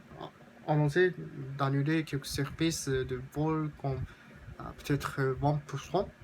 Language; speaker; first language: French; non-native, learner; Japanese